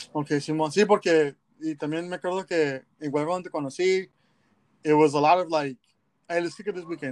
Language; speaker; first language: Spanish; early bilingual, heritage; Spanish